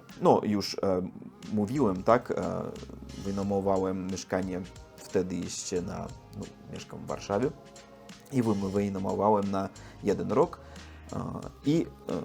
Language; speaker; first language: Polish; non-native, learner; Russian